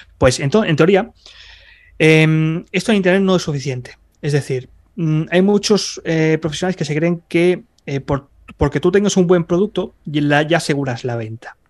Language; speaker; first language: Spanish; native; Spanish